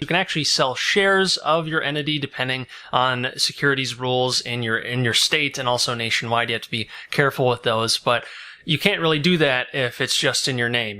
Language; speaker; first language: English; native; English